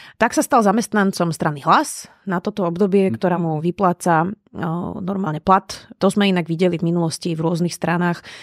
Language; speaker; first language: Slovak; native; Slovak